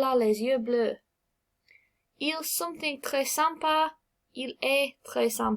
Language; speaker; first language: French; non-native, fluent; English